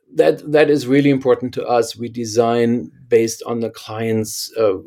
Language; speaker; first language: English; non-native, fluent; German